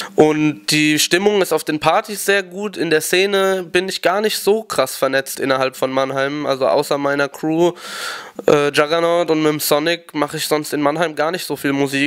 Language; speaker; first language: German; native; German